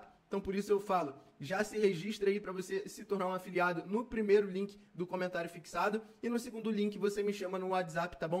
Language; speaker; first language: Portuguese; native; Portuguese